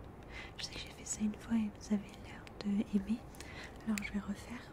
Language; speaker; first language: French; early bilingual, heritage; French